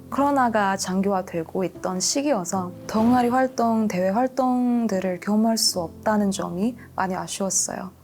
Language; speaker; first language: Korean; non-native, fluent; Indonesian